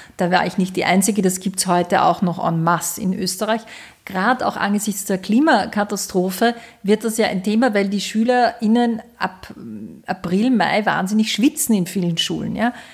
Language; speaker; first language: German; native; German